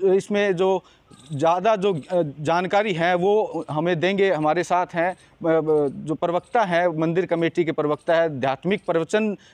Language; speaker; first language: Hindi; native; Hindi